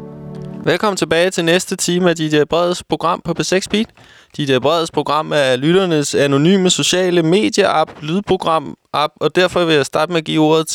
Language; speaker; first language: Danish; native; Danish